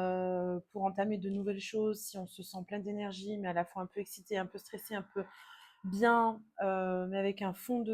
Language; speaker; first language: French; native; French